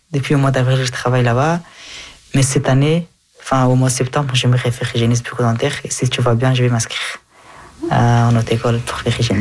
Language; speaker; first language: French; non-native, fluent; Persian